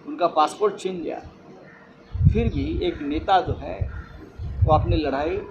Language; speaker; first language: Hindi; non-native, local second language; Marathi